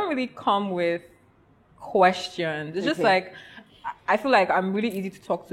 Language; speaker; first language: English; non-native, local second language; Igbo